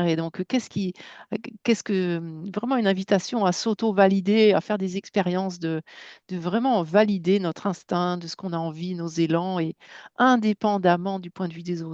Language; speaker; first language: French; native; French